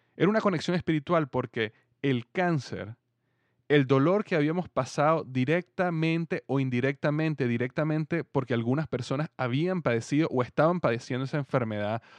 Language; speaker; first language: Spanish; native; Spanish